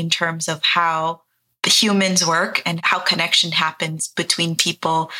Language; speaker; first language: English; early bilingual, other home language; Portuguese